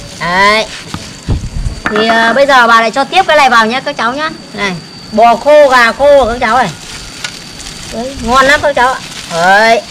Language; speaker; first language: Vietnamese; native; Vietnamese